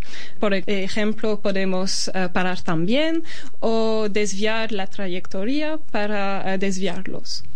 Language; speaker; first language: Spanish; non-native, fluent; Albanian